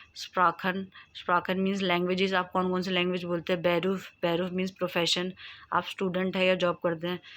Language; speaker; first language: Hindi; native; Hindi